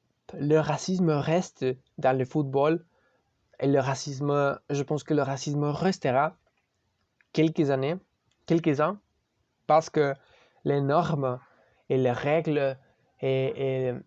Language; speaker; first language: French; non-native, learner; Spanish